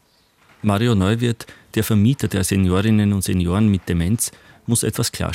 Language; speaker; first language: German; native; German